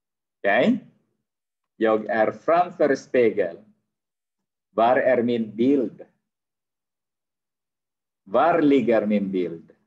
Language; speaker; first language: Swedish; non-native, fluent; Arabic